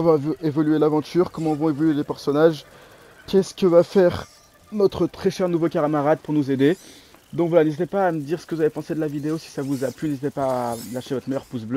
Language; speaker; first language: French; native; French